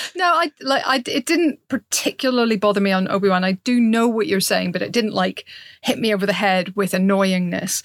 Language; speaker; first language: English; native; English